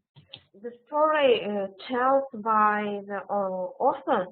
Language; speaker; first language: English; non-native, learner; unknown